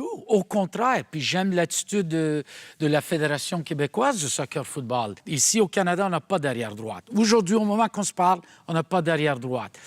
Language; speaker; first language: French; native; French